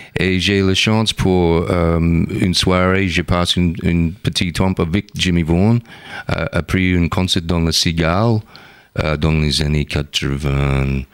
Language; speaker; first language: French; non-native, learner; English